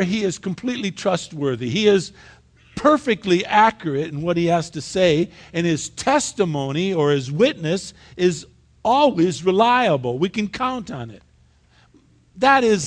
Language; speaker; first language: English; native; English